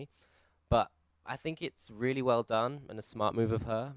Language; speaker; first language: English; native; English